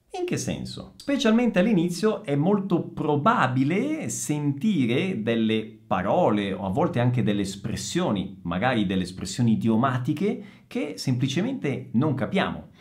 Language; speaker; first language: Italian; native; Italian